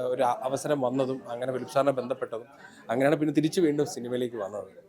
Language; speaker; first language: Malayalam; native; Malayalam